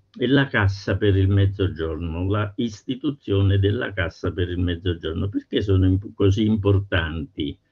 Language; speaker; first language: Italian; native; Italian